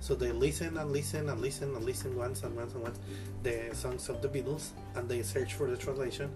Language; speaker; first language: English; non-native, fluent; Spanish